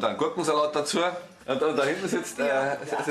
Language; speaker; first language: German; native; German